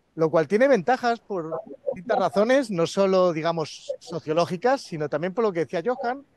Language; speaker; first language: Spanish; native; Spanish